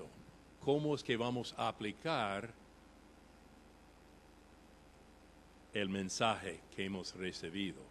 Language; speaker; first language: Spanish; non-native, fluent; English